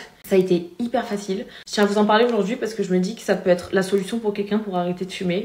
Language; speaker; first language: French; native; French